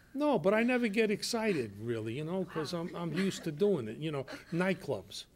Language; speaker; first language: English; native; English